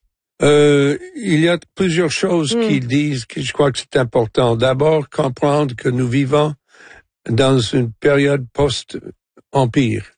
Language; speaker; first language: French; non-native, fluent; English